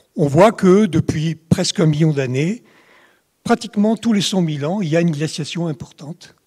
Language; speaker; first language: French; native; French